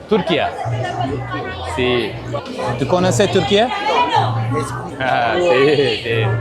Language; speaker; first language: Spanish; non-native, learner; Turkish